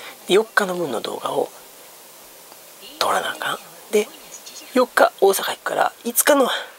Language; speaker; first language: Japanese; native; Japanese